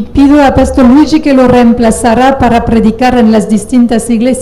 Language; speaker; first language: Spanish; non-native, fluent; French